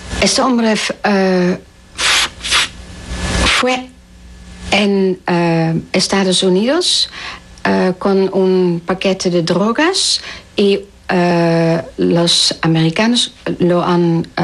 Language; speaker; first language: Spanish; non-native, learner; Dutch